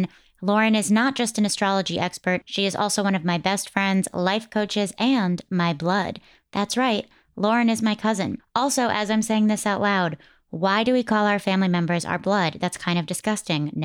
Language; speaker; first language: English; native; English